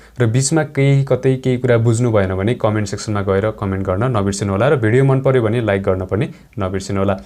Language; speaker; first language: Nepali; native; Nepali